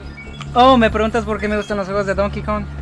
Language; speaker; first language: Spanish; non-native, fluent; English